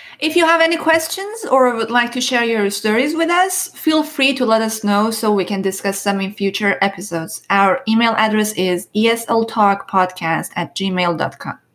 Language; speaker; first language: English; non-native, fluent; Persian